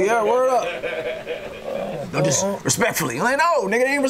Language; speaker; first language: English; native; English